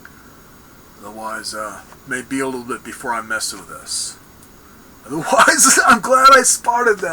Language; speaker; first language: English; native; English